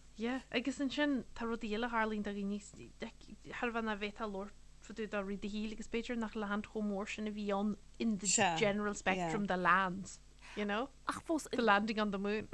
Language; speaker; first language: Irish; native; Irish